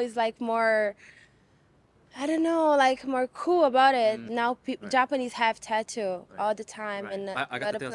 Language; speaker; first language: English; non-native, fluent; Portuguese